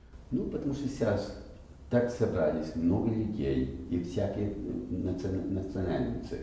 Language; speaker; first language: Russian; early bilingual, other home language; English